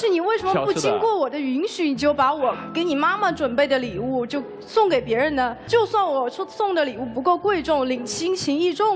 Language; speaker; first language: Chinese; native; Chinese